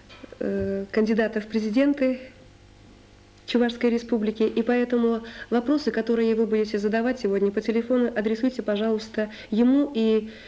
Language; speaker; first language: Russian; native; Russian